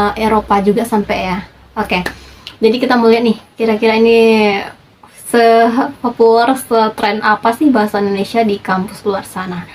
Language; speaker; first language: Indonesian; native; Indonesian